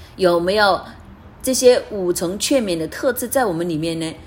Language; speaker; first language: Chinese; non-native, fluent; Cantonese